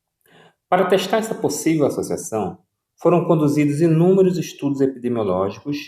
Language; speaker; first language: Portuguese; native; Portuguese